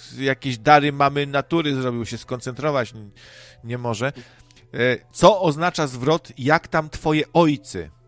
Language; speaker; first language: Polish; native; Polish